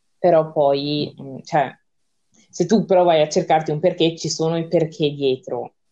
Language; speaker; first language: Italian; early bilingual, other home language; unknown